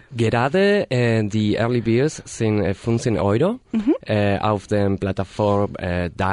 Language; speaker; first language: German; non-native, learner; Spanish